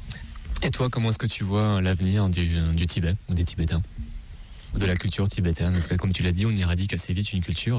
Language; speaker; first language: French; native; French